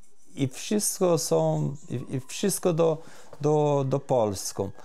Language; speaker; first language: Polish; early bilingual, heritage; Polish